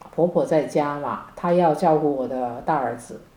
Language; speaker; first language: Chinese; non-native, local second language; Cantonese